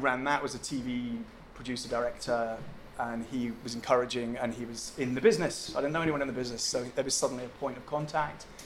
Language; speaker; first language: English; native; English